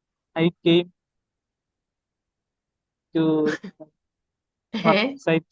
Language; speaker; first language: English; non-native, learner; Malayalam